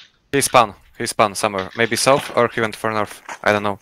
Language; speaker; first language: English; non-native, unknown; Polish